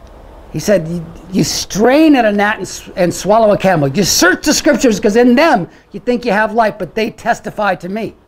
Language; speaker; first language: English; native; English